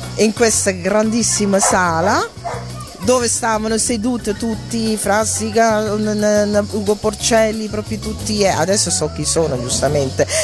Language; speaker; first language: Italian; non-native, fluent; Dutch